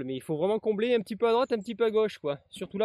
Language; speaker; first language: French; native; French